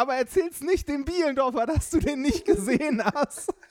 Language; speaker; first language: German; native; German